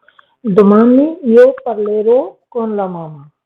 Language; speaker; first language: Italian; non-native, learner; Urdu